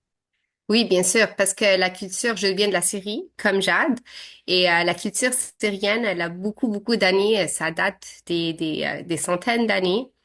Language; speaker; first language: French; early bilingual, other home language; Arabic